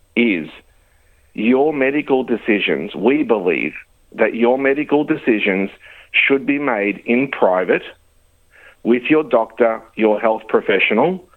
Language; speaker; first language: English; early bilingual, other home language; Greek